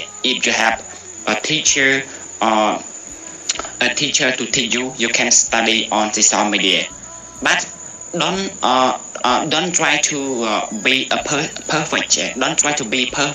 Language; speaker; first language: English; non-native, learner; Khmer